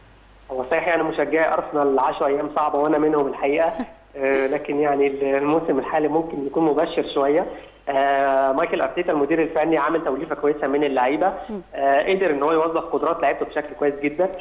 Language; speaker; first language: Arabic; native; Arabic